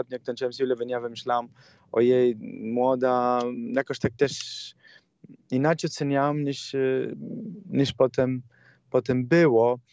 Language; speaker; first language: Polish; non-native, learner; Italian